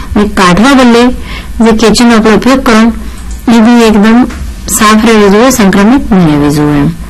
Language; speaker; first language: Gujarati; non-native, local second language; Hindi